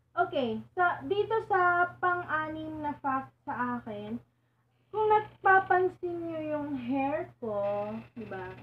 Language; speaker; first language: Filipino; non-native, local second language; Cebuano